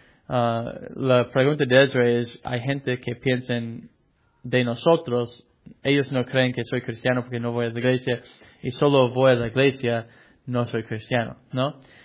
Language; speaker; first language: Spanish; non-native, fluent; English